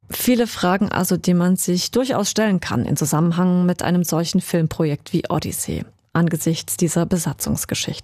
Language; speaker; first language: German; native; German